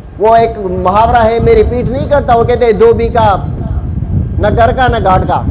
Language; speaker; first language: Urdu; non-native, local second language; Pashto